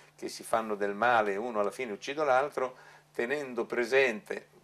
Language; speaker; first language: Italian; non-native, local second language; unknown